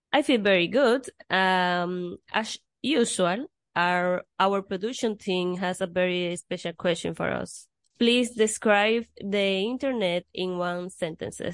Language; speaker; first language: English; non-native, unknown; Spanish